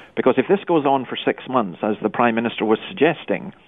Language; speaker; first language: English; native; English